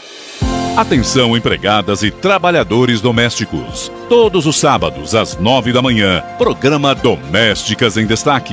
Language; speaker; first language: Portuguese; native; Portuguese